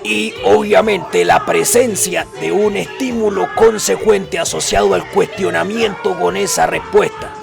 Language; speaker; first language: Spanish; native; Spanish